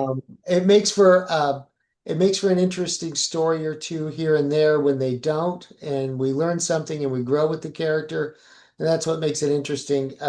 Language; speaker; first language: English; native; English